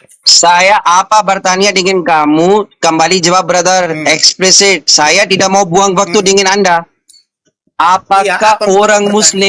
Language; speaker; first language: Indonesian; non-native, fluent; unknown